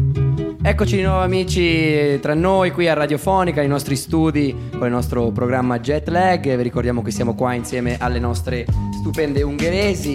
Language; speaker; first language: Italian; native; Italian